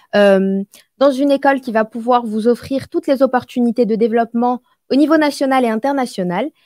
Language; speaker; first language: French; non-native, local second language; Arabic